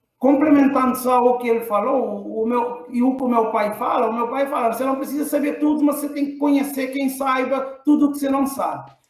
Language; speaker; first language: Portuguese; non-native, local second language; Kabuverdianu